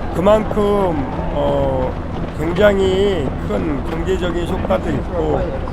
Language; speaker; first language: Korean; native; Korean